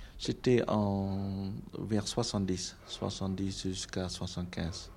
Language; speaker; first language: French; non-native, local second language; Khmer